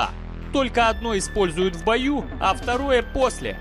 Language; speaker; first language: Russian; native; Russian